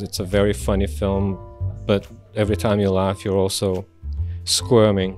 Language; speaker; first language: English; non-native, fluent; Portuguese